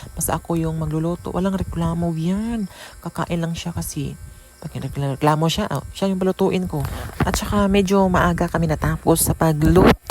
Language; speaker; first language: Filipino; non-native, local second language; Cebuano